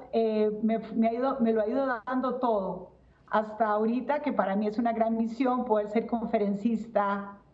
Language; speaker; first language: Spanish; native; Spanish